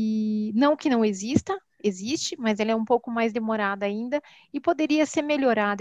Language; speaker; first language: Portuguese; native; Portuguese